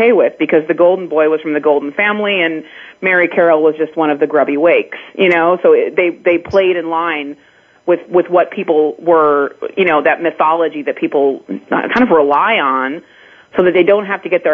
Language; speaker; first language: English; native; English